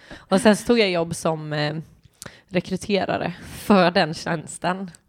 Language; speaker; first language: Swedish; early bilingual, other home language; English